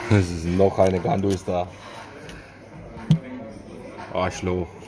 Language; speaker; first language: German; non-native, learner; Urdu